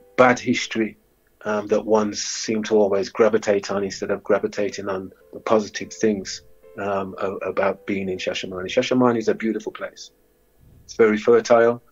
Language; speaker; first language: English; native; English